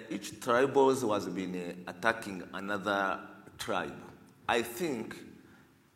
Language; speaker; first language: English; non-native, learner; Kinyarwanda